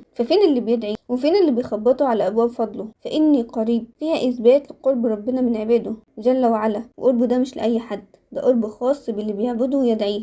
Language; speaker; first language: Arabic; native; Arabic